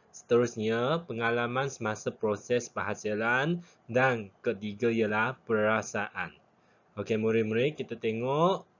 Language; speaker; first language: Malay; non-native, local second language; Chinese